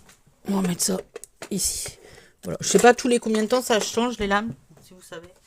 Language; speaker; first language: French; native; French